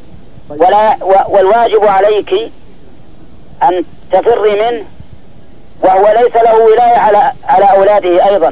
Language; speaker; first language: Arabic; native; Arabic